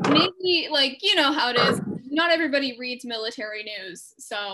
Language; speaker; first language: English; native; English